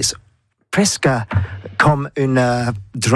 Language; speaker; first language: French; non-native, learner; English